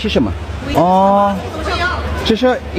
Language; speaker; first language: Chinese; non-native, learner; Indonesian